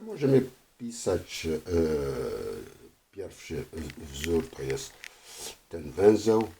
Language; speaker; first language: Polish; non-native, fluent; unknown